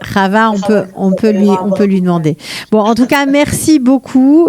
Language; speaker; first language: French; native; French